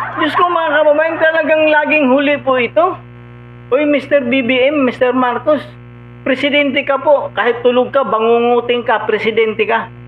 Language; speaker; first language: Filipino; non-native, local second language; Cebuano